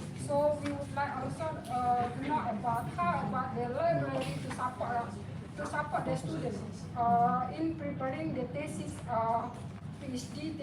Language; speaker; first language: English; non-native, fluent; Indonesian